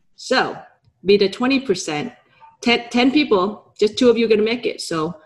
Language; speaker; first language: English; non-native, fluent; Vietnamese